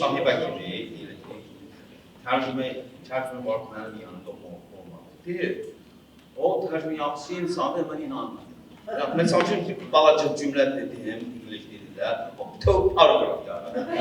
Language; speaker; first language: Turkish; non-native, learner; Azerbaijani